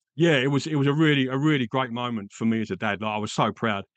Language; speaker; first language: English; native; English